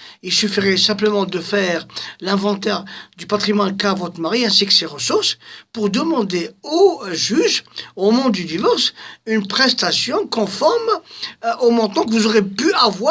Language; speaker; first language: French; non-native, local second language; Arabic